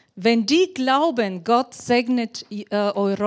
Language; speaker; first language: German; non-native, fluent; Bulgarian